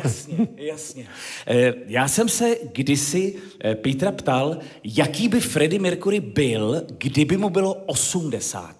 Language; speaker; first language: Czech; native; Czech